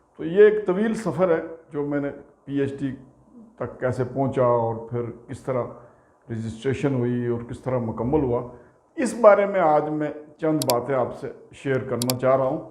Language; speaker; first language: Urdu; non-native, local second language; Punjabi